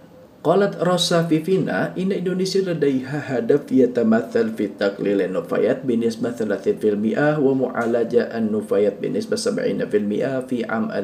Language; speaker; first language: Arabic; non-native, fluent; Indonesian